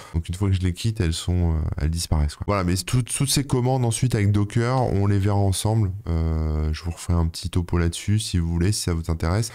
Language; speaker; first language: French; native; French